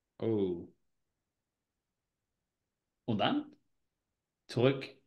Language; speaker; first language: German; non-native, learner; Spanish